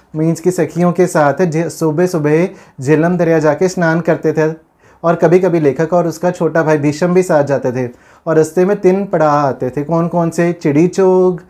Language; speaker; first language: Hindi; non-native, local second language; Punjabi